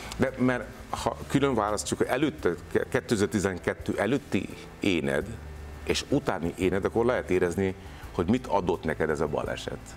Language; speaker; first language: Hungarian; non-native, fluent; Hindi